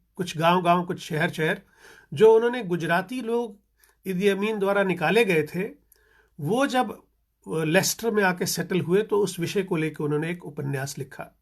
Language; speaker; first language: Hindi; non-native, local second language; Punjabi